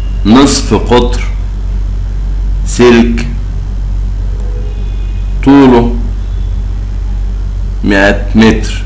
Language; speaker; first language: Arabic; native; Arabic